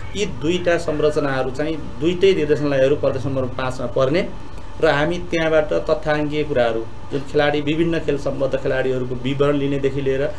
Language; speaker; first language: Nepali; native; Nepali